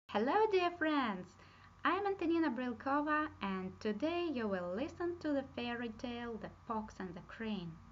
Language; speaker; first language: English; non-native, fluent; Russian